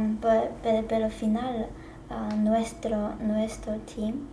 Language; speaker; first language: Spanish; non-native, learner; Chinese